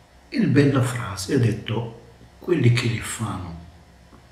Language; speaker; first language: Italian; non-native, learner; Arabic